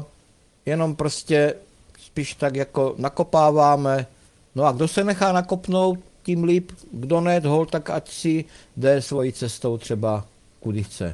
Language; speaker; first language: Czech; native; Czech